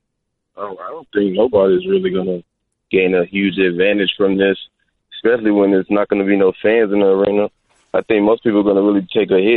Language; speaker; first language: English; native; English